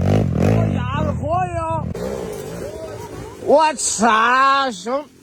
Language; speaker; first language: Chinese; native; Chinese